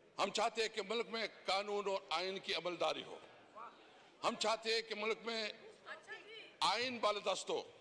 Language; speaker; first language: Urdu; non-native, local second language; Pashto